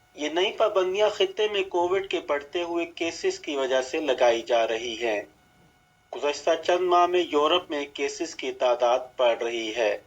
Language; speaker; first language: Urdu; native; Urdu